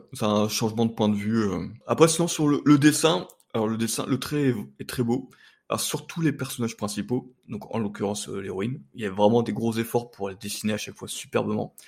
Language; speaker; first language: French; native; French